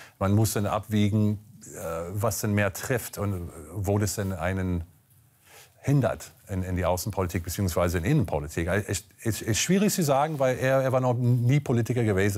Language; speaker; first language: German; non-native, fluent; English